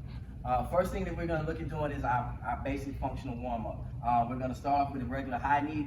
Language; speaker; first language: English; native; English